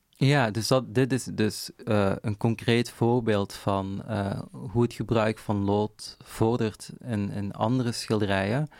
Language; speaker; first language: Dutch; non-native, local second language; Arabic